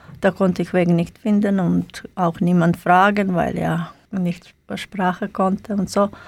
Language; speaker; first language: German; non-native, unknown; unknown